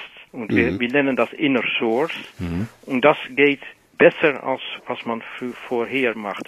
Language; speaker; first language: German; non-native, learner; Dutch